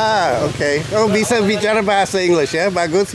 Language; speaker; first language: Indonesian; non-native, fluent; English